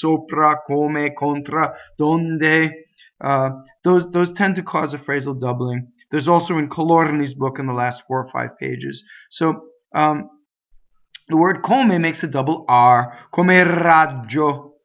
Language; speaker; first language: English; native; English